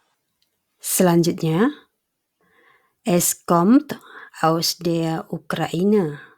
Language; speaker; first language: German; non-native, fluent; Indonesian